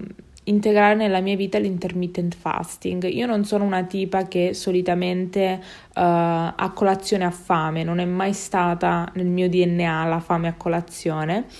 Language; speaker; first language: Italian; native; Italian